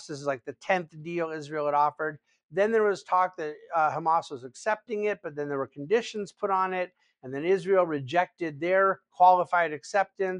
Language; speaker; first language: English; native; English